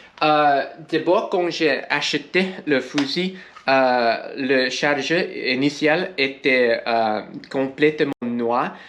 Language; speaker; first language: French; non-native, learner; English